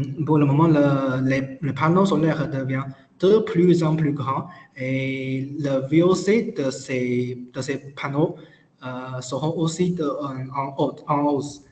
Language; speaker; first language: French; non-native, learner; Chinese